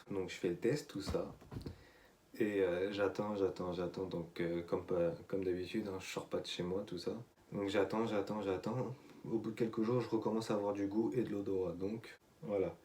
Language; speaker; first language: French; native; French